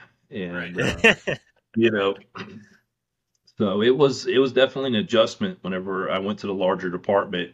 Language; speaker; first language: English; native; English